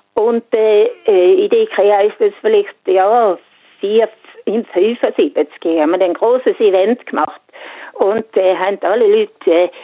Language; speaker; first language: German; non-native, fluent; Swedish